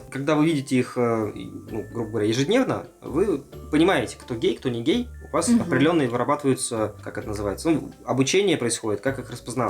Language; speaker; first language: Russian; native; Russian